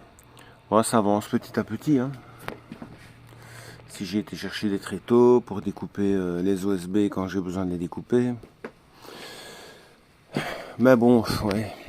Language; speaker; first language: French; native; French